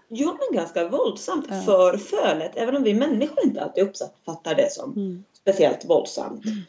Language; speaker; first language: Swedish; native; Swedish